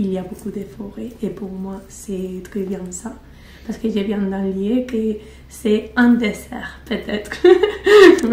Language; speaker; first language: French; non-native, learner; Spanish